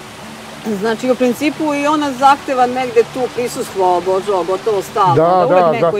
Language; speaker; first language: Croatian; native; Croatian